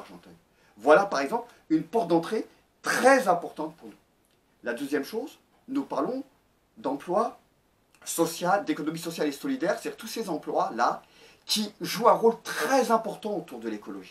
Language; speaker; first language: French; native; French